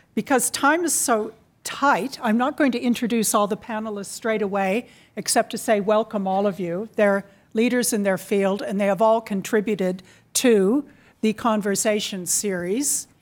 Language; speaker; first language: English; native; English